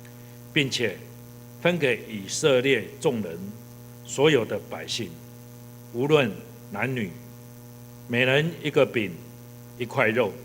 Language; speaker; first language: Chinese; native; Chinese